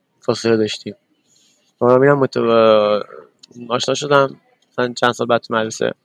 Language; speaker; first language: Persian; early bilingual, other home language; English